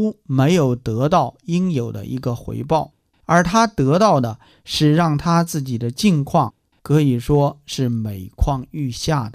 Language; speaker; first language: Chinese; native; Chinese